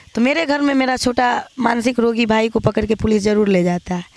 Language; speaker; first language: Hindi; native; Hindi